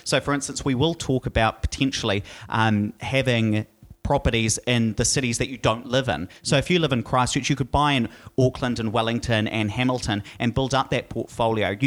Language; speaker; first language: English; native; English